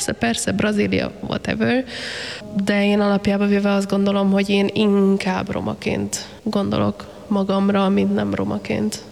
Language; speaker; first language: Hungarian; native; Hungarian